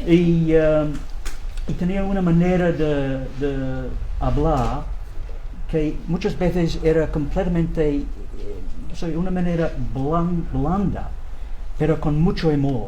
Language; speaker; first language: Spanish; non-native, learner; English